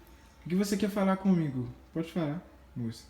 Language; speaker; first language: Portuguese; non-native, learner; Haitian Creole